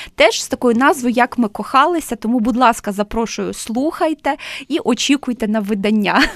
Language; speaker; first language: Ukrainian; native; Ukrainian